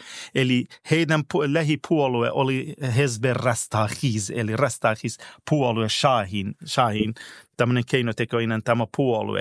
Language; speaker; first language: Finnish; non-native, fluent; Persian